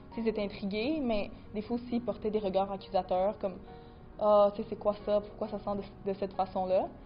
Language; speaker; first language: French; early bilingual, other home language; Spanish